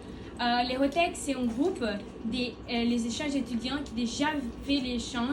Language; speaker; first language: French; non-native, learner; Portuguese